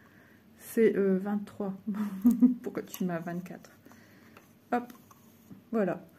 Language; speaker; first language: French; native; French